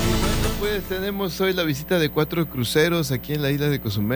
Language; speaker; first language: Spanish; native; Spanish